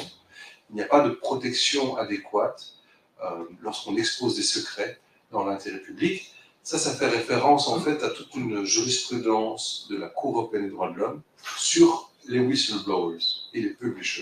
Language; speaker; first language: French; native; French